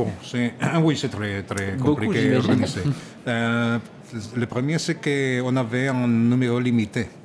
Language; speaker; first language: French; non-native, learner; Catalan